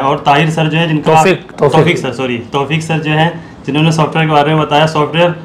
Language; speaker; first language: Hindi; native; Hindi